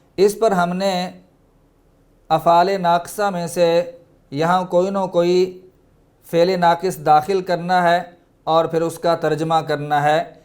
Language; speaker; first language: Urdu; native; Urdu